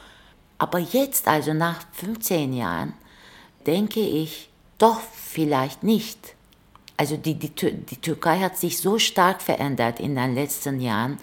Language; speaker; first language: German; non-native, fluent; Turkish